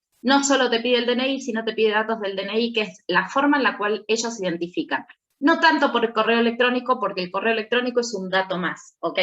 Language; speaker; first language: Spanish; native; Spanish